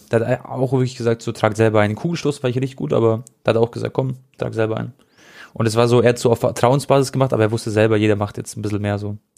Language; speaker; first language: German; early bilingual, other home language; Croatian